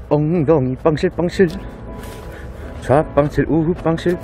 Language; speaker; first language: Korean; native; Korean